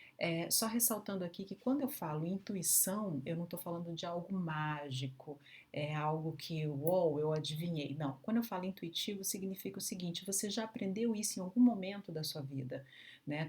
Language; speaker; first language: Portuguese; native; Portuguese